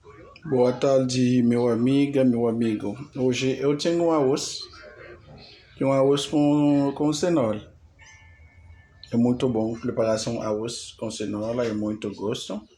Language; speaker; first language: Portuguese; non-native, learner; Haitian Creole